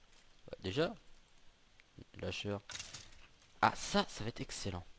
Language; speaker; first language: French; native; French